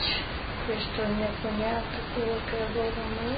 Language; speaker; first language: Italian; non-native, local second language; Slovenian